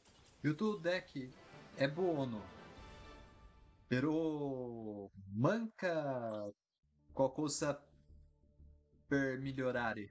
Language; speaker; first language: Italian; non-native, learner; Portuguese